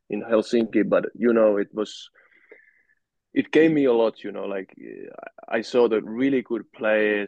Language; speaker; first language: English; non-native, fluent; Finnish